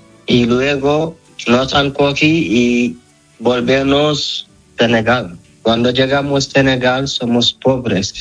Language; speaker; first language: Spanish; non-native, learner; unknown